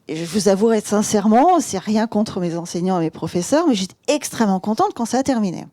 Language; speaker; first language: French; native; French